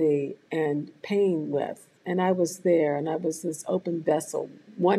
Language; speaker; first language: English; native; English